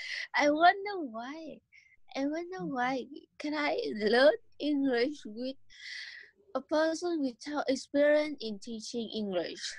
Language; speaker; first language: English; non-native, learner; Vietnamese